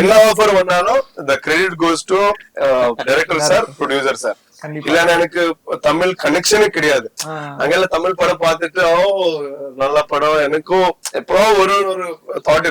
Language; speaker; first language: Tamil; non-native, learner; Tulu